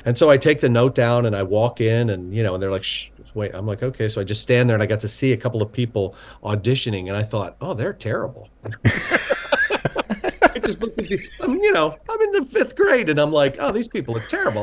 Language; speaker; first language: English; native; English